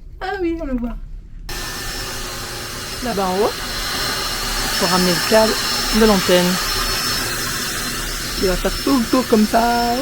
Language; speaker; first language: French; native; French